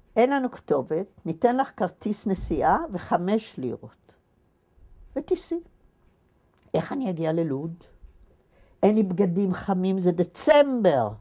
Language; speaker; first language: Hebrew; native; Hebrew